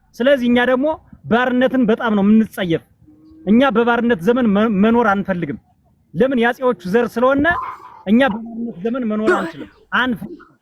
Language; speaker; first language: Amharic; native; Amharic